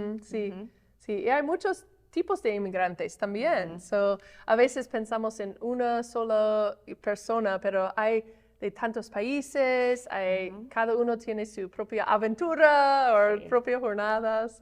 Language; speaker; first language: Spanish; non-native, fluent; English